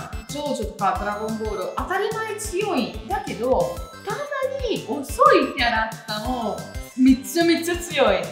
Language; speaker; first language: Japanese; non-native, fluent; Italian